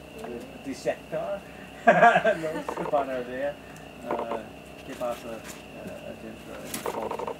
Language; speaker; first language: Spanish; non-native, learner; English